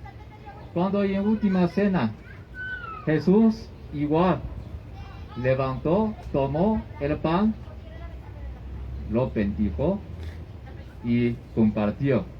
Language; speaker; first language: Spanish; non-native, learner; Chinese